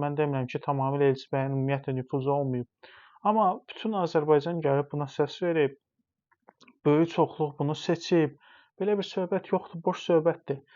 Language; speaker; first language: Azerbaijani; non-native, local second language; Talysh